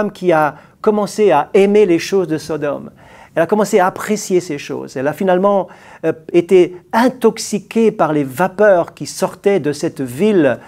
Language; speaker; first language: French; native; French